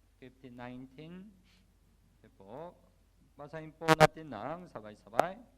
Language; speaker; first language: Filipino; non-native, learner; Korean